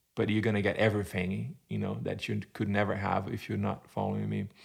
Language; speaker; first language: English; non-native, fluent; Portuguese